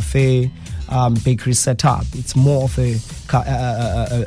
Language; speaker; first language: English; non-native, local second language; Xhosa